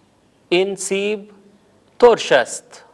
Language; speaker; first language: Persian; non-native, fluent; Urdu